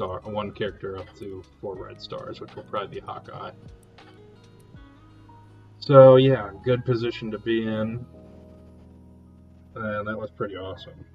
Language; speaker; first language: English; native; English